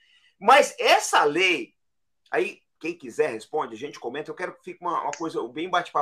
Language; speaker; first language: Portuguese; native; Portuguese